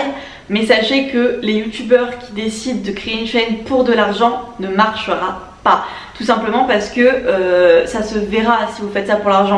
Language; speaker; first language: French; native; French